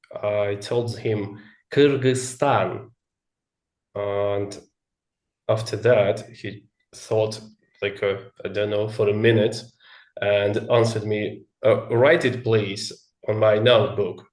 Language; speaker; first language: English; non-native, learner; Russian